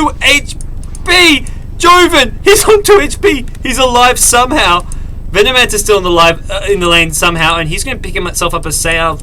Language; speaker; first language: English; native; English